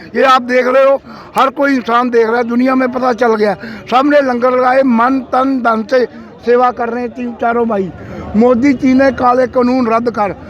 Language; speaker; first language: Hindi; non-native, local second language; Punjabi